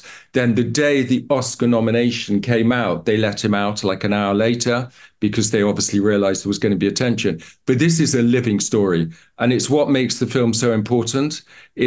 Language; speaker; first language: English; native; English